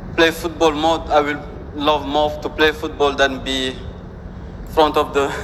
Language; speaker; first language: English; non-native, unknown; Wolof